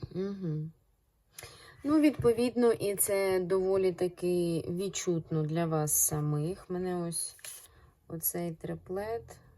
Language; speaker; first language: Ukrainian; non-native, local second language; Russian